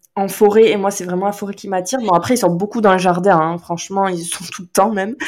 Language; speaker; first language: French; native; French